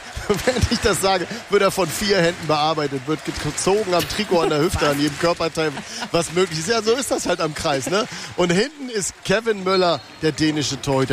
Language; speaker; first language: German; native; German